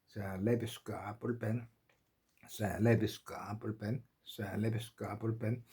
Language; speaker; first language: Indonesian; non-native, learner; Korean